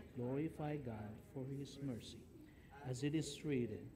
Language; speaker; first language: English; non-native, local second language; Filipino